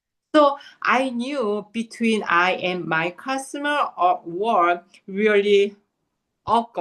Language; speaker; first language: English; non-native, fluent; Korean